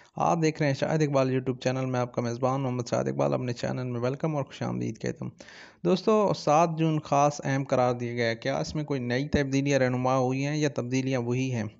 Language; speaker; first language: Urdu; non-native, local second language; Punjabi